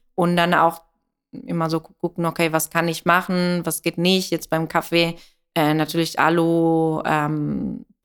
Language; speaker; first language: German; non-native, fluent; Italian